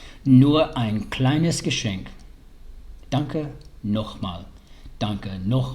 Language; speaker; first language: German; early bilingual, heritage; English